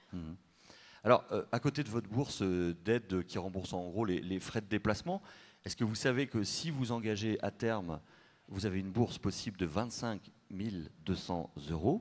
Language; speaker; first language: French; native; French